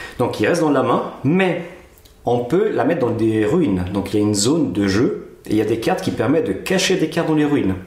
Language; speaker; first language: French; native; French